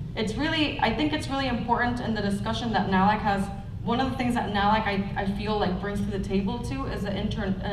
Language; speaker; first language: English; non-native, fluent; Spanish